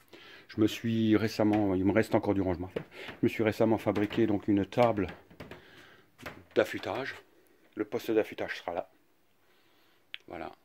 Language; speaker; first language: French; native; French